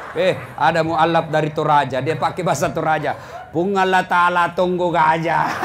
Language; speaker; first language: Indonesian; native; Indonesian